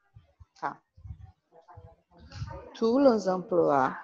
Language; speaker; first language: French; non-native, learner; Portuguese